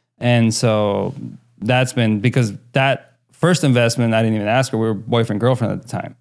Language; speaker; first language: English; early bilingual, other home language; Spanish